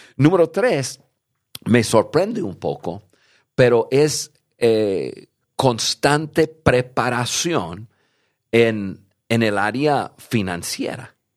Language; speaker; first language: Spanish; early bilingual, heritage; English